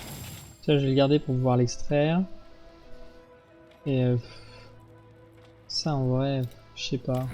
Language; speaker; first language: French; native; French